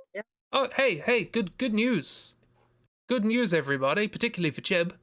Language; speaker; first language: English; native; English